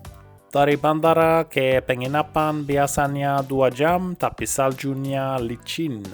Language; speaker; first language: Indonesian; non-native, fluent; Norwegian